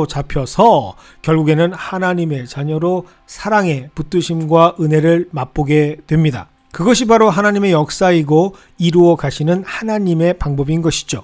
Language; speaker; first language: Korean; native; Korean